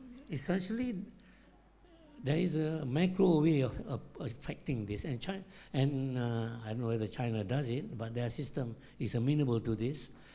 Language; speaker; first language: English; non-native, local second language; Malay